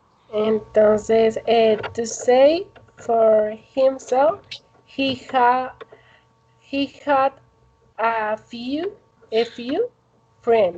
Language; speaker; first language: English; non-native, learner; Spanish